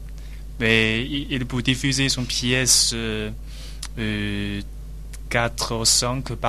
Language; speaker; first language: French; non-native, learner; Chinese